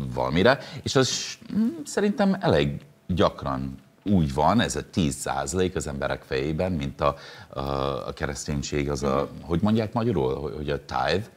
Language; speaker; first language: Hungarian; non-native, fluent; English